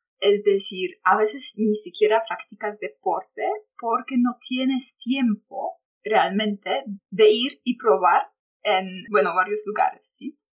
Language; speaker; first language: Spanish; non-native, fluent; Polish